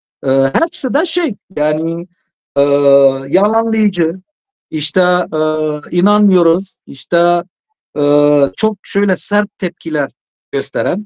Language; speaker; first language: Turkish; non-native, fluent; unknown